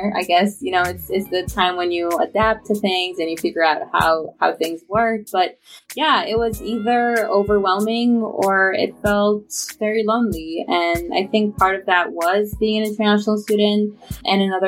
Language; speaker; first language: English; non-native, fluent; Romanian